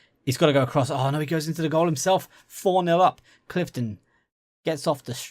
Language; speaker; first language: English; native; English